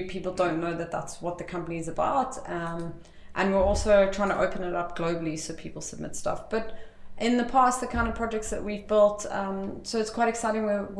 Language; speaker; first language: English; native; English